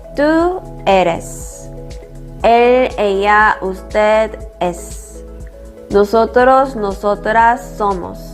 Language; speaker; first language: Spanish; non-native, fluent; Korean